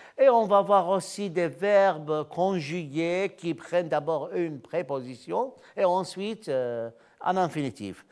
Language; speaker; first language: French; non-native, fluent; Arabic